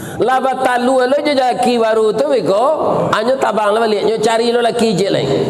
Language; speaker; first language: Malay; non-native, local second language; Minangkabau